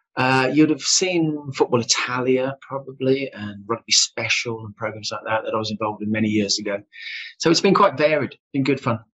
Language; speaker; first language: English; native; English